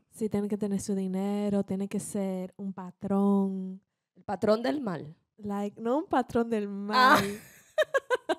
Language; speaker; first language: Spanish; early bilingual, heritage; Spanish